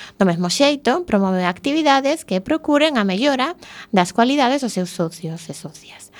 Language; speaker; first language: Galician; native; Galician